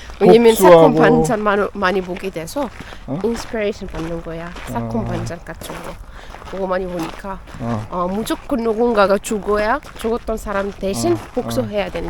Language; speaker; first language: Korean; non-native, learner; Arabic